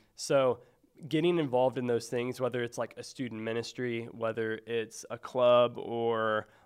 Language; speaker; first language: English; native; English